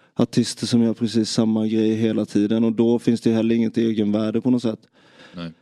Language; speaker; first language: Swedish; native; Swedish